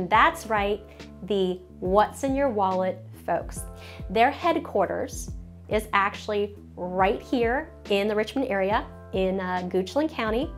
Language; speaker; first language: English; native; English